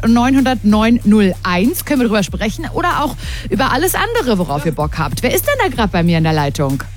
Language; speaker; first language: German; native; German